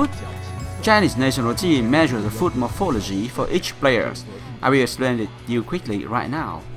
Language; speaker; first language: English; non-native, fluent; Vietnamese